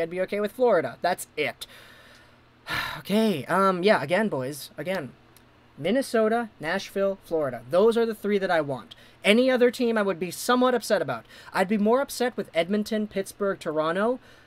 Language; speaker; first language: English; native; English